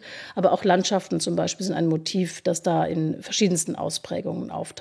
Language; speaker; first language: German; native; German